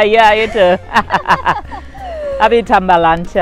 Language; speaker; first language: Indonesian; non-native, fluent; English